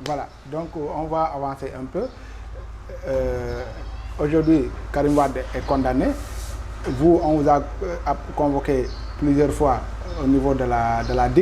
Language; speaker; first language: French; non-native, local second language; Wolof